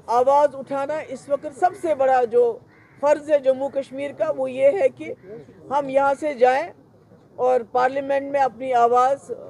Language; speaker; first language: Urdu; non-native, local second language; Kashmiri